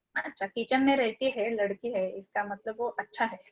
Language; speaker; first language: Hindi; non-native, local second language; Marathi